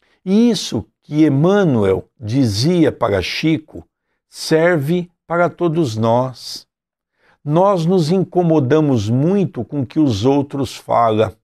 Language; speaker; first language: Portuguese; native; Portuguese